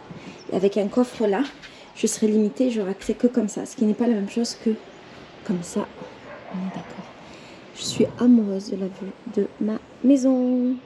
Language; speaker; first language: French; native; French